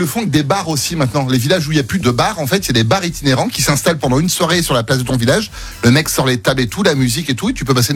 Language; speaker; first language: French; native; French